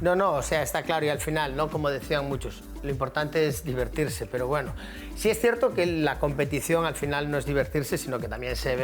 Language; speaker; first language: Spanish; native; Spanish